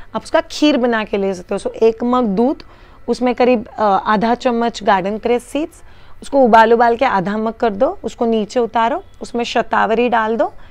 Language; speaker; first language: Hindi; native; Hindi